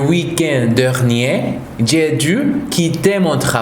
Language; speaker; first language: French; non-native, fluent; Spanish